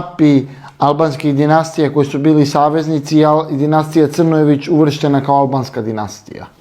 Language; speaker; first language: Serbian; native; Serbian